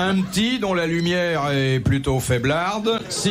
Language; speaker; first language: French; native; French